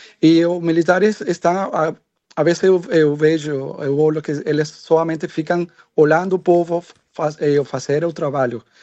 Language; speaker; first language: Portuguese; non-native, learner; Spanish